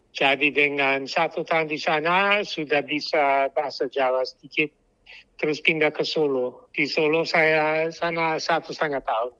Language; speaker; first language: Indonesian; non-native, fluent; English